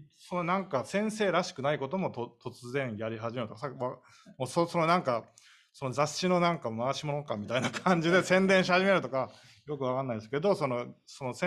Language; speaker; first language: Japanese; native; Japanese